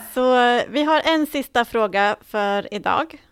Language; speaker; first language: Swedish; native; Swedish